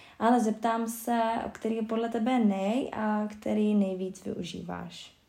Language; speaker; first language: Czech; native; Czech